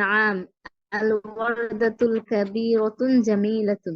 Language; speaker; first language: Arabic; non-native, learner; Bangla